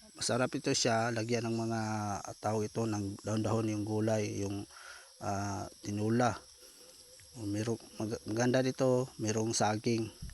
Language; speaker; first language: Filipino; non-native, local second language; Cebuano